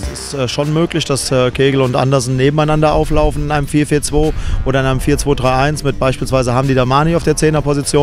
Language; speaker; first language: German; native; German